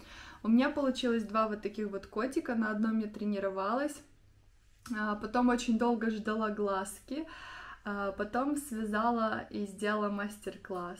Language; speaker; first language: Russian; native; Russian